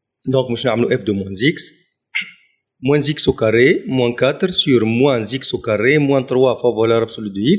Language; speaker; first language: French; non-native, local second language; Arabic